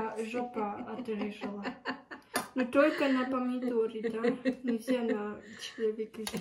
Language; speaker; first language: Russian; early bilingual, heritage; Russian